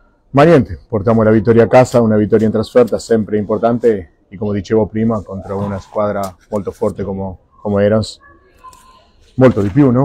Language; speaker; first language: Italian; non-native, fluent; Spanish